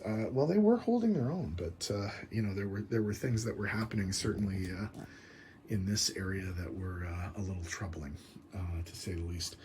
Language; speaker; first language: English; native; English